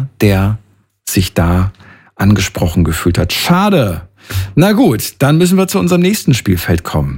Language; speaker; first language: German; native; German